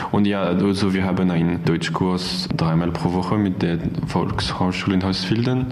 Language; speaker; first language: German; non-native, learner; French